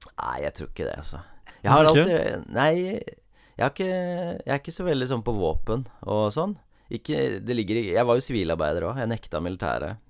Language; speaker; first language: Norwegian; early bilingual, heritage; Norwegian